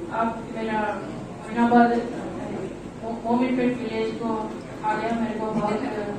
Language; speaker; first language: Hindi; non-native, local second language; Telugu